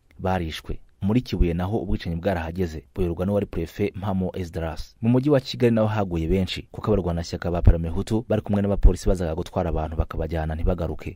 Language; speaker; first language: Kinyarwanda; native; Kinyarwanda